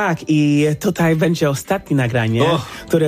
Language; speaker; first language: Polish; non-native, fluent; English